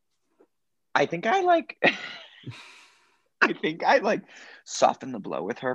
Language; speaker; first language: English; native; English